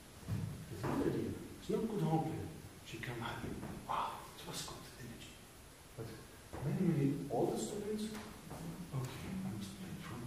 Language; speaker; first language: English; non-native, learner; German